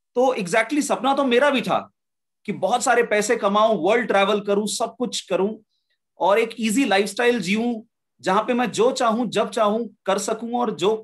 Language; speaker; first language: Hindi; native; Hindi